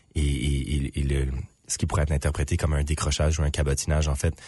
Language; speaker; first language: French; native; French